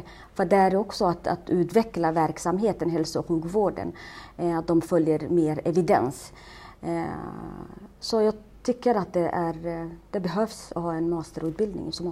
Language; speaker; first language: Swedish; non-native, fluent; Somali